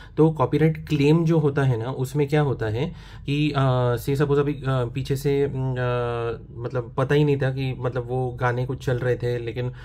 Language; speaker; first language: Hindi; non-native, local second language; Marathi